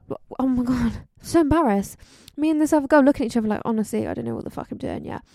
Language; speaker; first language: English; native; English